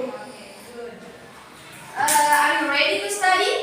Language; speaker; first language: English; non-native, local second language; Indonesian